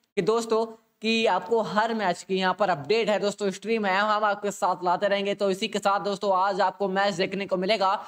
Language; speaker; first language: Hindi; native; Hindi